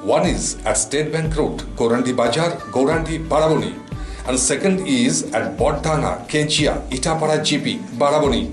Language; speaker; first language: English; non-native, local second language; Bangla